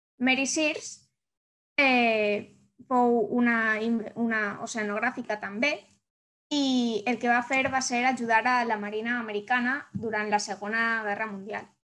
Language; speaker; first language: Catalan; native; Catalan